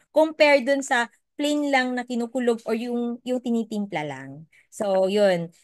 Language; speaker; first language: Filipino; non-native, local second language; Iloko